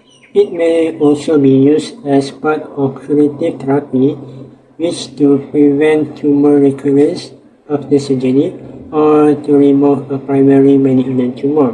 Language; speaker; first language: English; non-native, learner; Malay